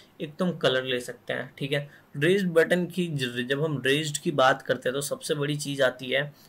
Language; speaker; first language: Hindi; native; Hindi